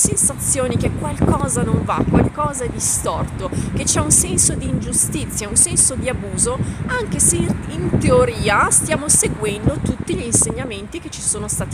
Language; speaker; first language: Italian; native; Italian